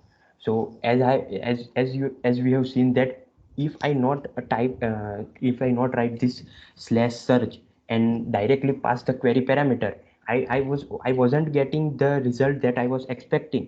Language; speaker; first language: English; non-native, local second language; Gujarati